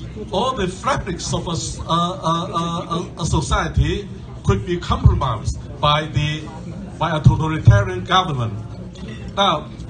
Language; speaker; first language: English; non-native, local second language; Cantonese